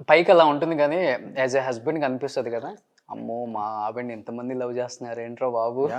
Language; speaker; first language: Telugu; native; Telugu